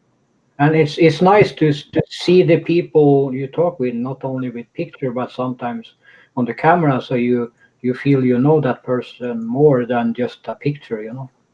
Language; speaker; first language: English; non-native, fluent; Norwegian